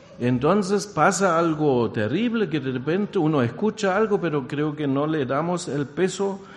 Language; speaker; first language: Spanish; non-native, fluent; German